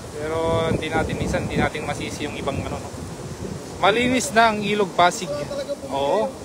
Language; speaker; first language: Filipino; native; Filipino